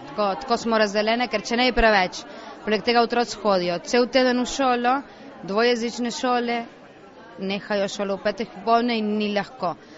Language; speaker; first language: Slovenian; early bilingual, heritage; Slovenian